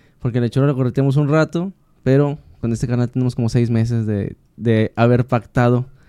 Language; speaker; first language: Spanish; native; Spanish